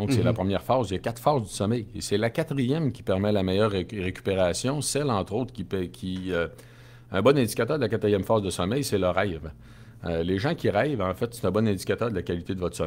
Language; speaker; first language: French; native; French